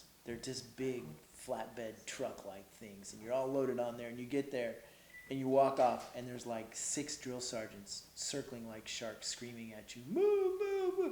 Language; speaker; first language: English; native; English